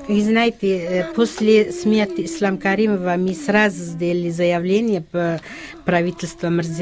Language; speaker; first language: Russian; non-native, local second language; Uzbek